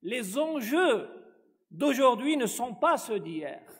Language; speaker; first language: French; non-native, local second language; Arabic